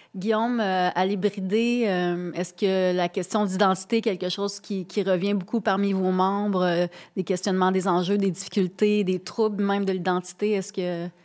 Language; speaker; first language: French; native; French